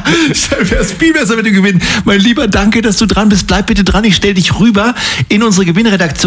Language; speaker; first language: German; native; German